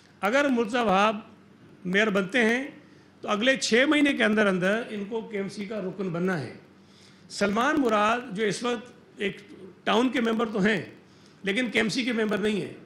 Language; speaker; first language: Urdu; native; Urdu